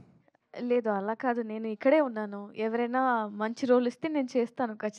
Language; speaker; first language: Telugu; non-native, local second language; Tamil